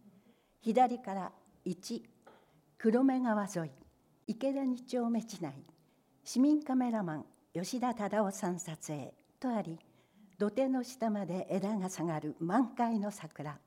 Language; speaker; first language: Japanese; native; Japanese